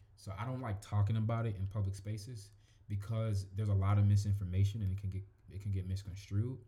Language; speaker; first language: English; native; English